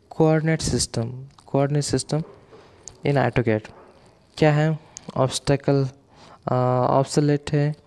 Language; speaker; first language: Hindi; non-native, local second language; Marathi